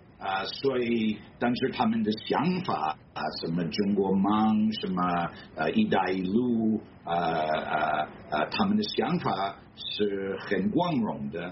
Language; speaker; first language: Chinese; non-native, fluent; English